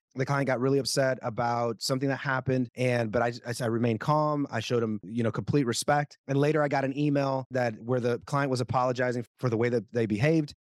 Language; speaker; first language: English; non-native, fluent; Spanish